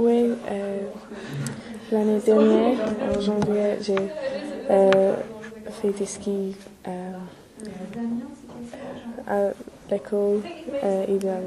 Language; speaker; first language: French; non-native, learner; English